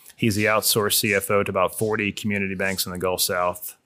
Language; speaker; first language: English; native; English